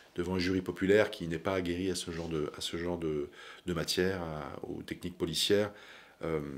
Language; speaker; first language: French; native; French